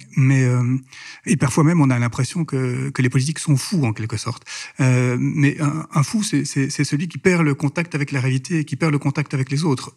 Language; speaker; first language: French; native; French